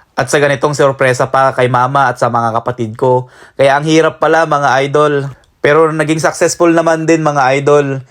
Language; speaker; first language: Filipino; native; Filipino